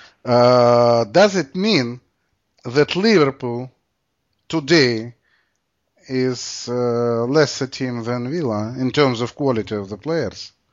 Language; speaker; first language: English; non-native, fluent; Russian